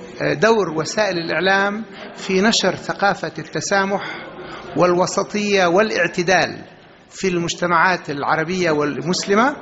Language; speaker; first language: Arabic; native; Arabic